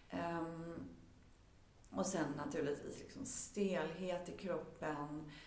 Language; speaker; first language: Swedish; early bilingual, heritage; Swedish